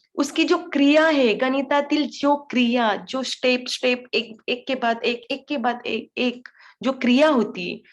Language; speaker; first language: Hindi; non-native, local second language; Marathi